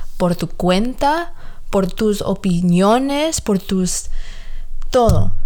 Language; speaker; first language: Spanish; early bilingual, heritage; Spanish